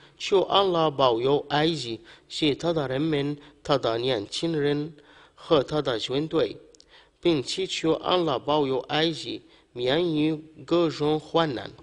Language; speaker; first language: Chinese; non-native, fluent; Arabic